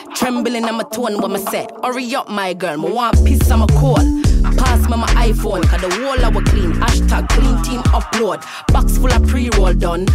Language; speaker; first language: Swedish; early bilingual, other home language; English